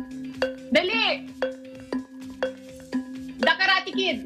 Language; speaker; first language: English; non-native, local second language; Filipino